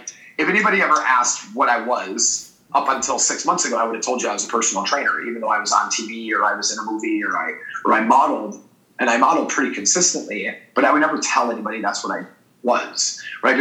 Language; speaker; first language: English; native; English